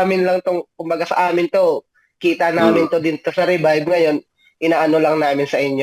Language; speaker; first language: Filipino; native; Filipino